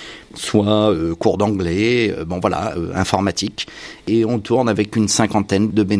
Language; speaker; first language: French; native; French